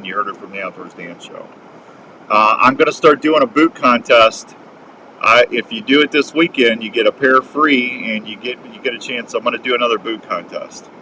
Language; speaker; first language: English; native; English